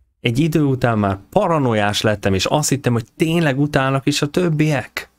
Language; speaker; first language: Hungarian; native; Hungarian